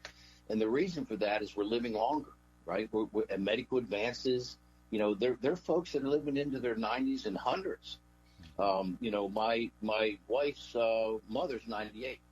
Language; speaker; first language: English; native; English